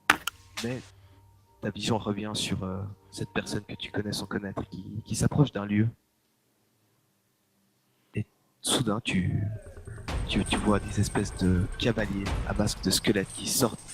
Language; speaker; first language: French; native; French